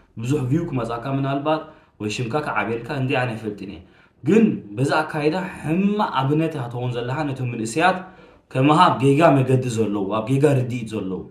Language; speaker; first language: Tigrinya; early bilingual, heritage; Tigrinya